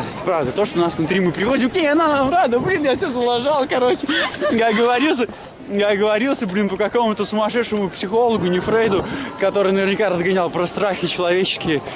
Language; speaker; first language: Russian; native; Russian